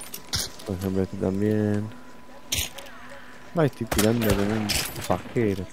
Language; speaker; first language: Spanish; native; Spanish